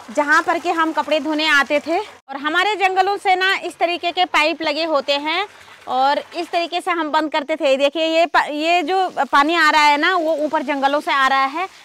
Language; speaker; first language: Hindi; non-native, local second language; Garhwali